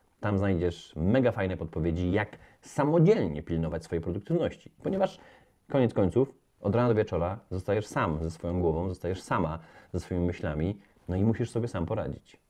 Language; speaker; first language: Polish; native; Polish